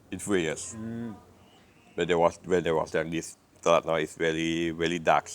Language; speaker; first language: English; non-native, learner; Thai